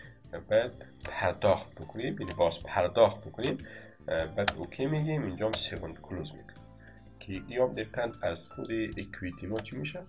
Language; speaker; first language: Persian; native; Persian